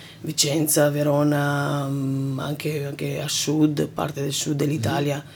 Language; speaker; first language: Italian; non-native, fluent; Romanian